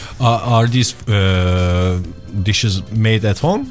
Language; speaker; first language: English; non-native, fluent; Turkish